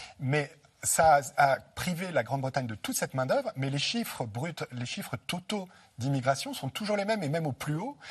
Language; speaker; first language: French; native; French